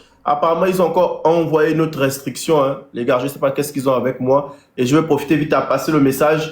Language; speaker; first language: French; native; French